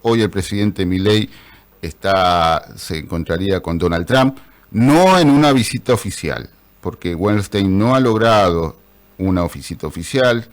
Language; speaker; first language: Spanish; native; Spanish